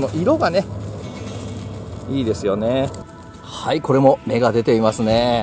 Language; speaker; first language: Japanese; native; Japanese